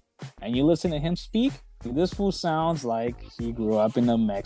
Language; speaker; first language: English; early bilingual, other home language; Spanish